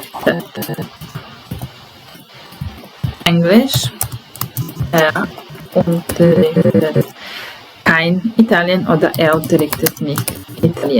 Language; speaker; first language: German; non-native, fluent; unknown